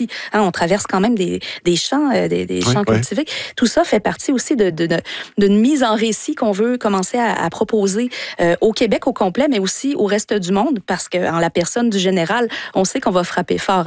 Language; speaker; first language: French; native; French